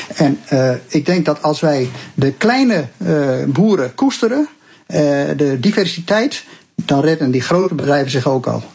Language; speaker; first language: Dutch; native; Dutch